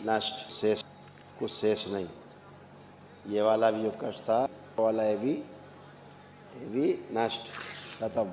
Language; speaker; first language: Hindi; native; Hindi